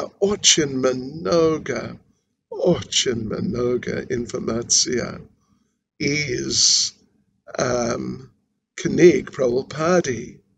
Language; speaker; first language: Russian; non-native, learner; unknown